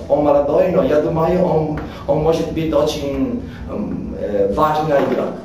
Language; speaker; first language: Russian; non-native, learner; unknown